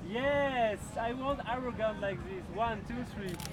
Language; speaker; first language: English; non-native, fluent; French